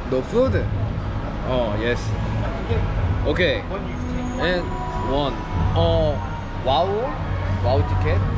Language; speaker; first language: English; non-native, learner; Korean